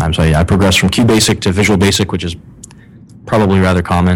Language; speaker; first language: English; native; English